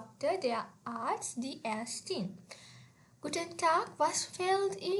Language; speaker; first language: German; non-native, learner; Sinhala